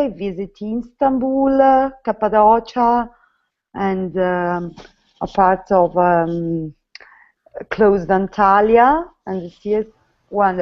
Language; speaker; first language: English; non-native, learner; Italian